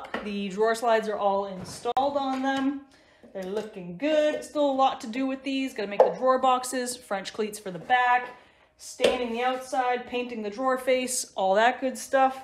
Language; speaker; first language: English; native; English